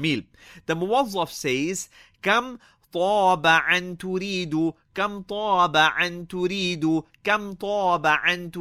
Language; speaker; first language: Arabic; non-native, fluent; English